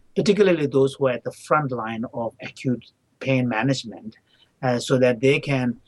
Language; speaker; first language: English; non-native, local second language; Tibetan